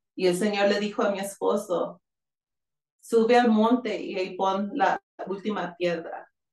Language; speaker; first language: Spanish; early bilingual, heritage; Spanish